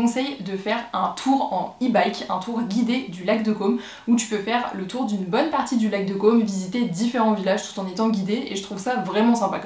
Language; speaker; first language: French; native; French